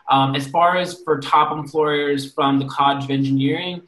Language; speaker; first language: English; native; English